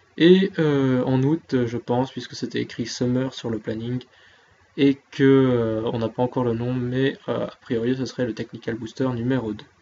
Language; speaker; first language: French; native; French